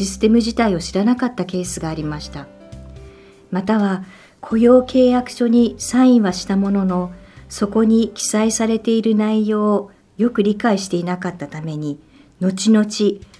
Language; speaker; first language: Japanese; native; Japanese